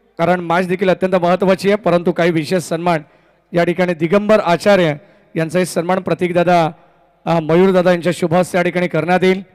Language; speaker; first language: Marathi; native; Marathi